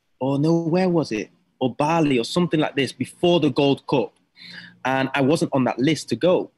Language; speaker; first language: English; native; English